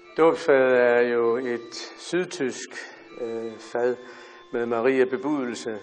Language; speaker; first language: Danish; native; Danish